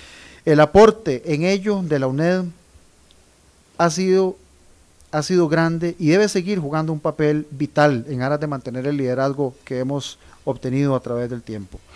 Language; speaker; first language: Spanish; native; Spanish